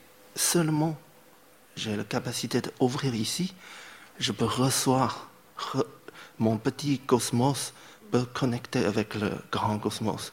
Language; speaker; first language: French; non-native, fluent; Chinese